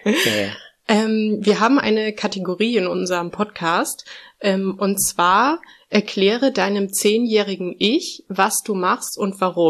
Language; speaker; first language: German; native; German